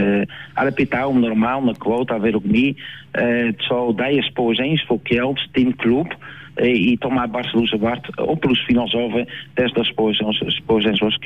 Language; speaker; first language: Polish; non-native, learner; Dutch